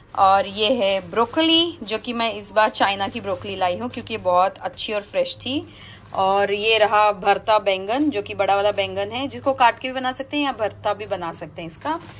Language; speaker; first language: Hindi; non-native, local second language; Marathi